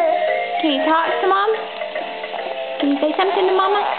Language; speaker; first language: English; native; English